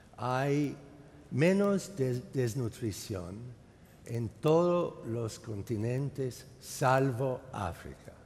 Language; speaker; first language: Spanish; non-native, fluent; English